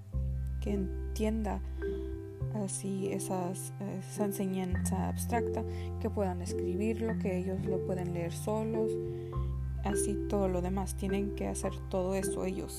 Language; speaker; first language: Spanish; early bilingual, heritage; Spanish